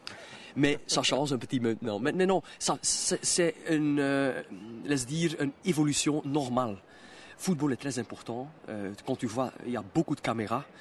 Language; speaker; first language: French; non-native, local second language; Dutch